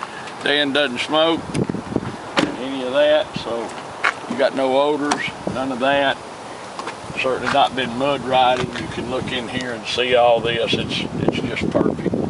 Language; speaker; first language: English; native; English